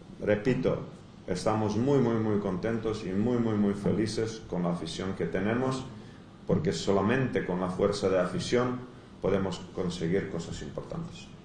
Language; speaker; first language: Spanish; non-native, fluent; Croatian